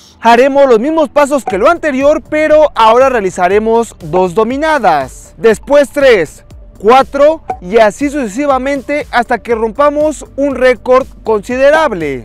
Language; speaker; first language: Spanish; native; Spanish